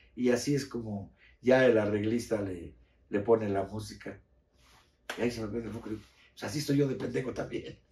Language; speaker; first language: Spanish; native; Spanish